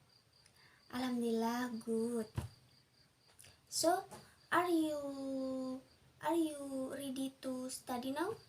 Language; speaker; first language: English; non-native, learner; Indonesian